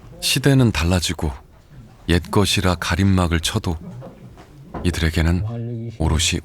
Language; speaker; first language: Korean; native; Korean